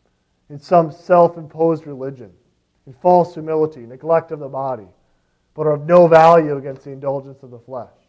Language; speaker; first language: English; native; English